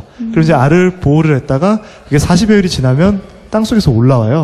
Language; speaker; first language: Korean; native; Korean